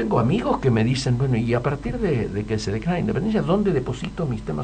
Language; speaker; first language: Spanish; native; Spanish